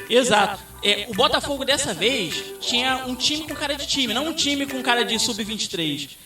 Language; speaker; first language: Portuguese; native; Portuguese